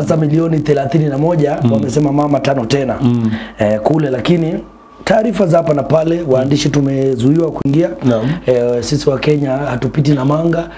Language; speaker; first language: Swahili; native; Swahili